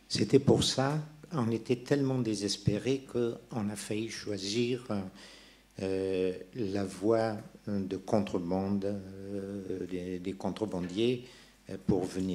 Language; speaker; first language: French; non-native, local second language; Persian